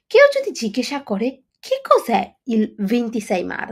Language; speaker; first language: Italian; non-native, fluent; Bangla